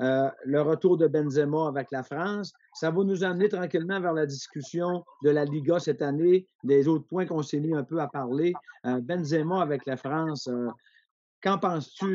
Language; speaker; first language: French; native; French